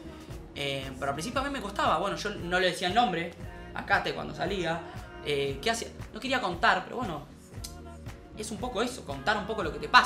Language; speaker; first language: Spanish; native; Spanish